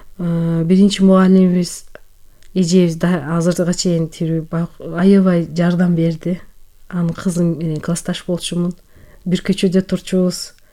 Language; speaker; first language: Kyrgyz; non-native, local second language; Turkish